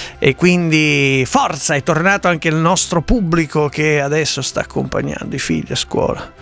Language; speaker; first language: Italian; native; Italian